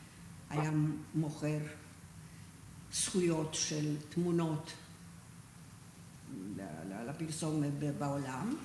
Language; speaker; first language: Hebrew; non-native, fluent; Romanian